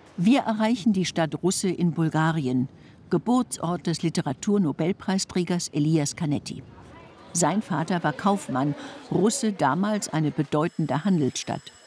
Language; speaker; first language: German; native; German